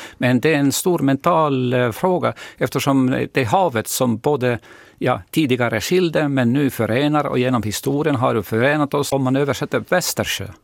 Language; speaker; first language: Swedish; non-native, fluent; Estonian